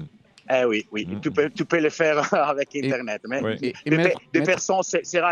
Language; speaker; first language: French; non-native, fluent; Italian